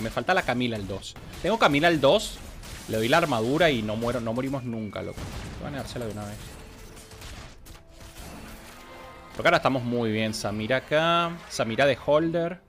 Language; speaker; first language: Spanish; native; Spanish